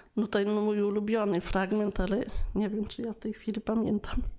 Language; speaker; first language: Polish; native; Polish